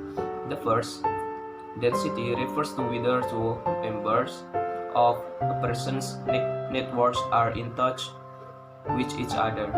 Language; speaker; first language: English; non-native, learner; Indonesian